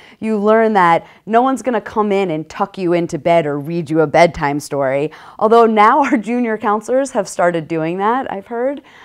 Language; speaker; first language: English; native; English